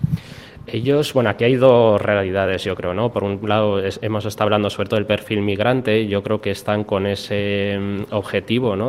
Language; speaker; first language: Spanish; native; Spanish